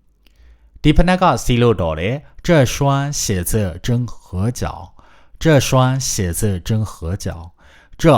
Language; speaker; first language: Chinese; non-native, fluent; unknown